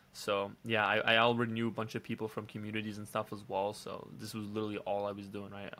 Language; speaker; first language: English; non-native, fluent; Dutch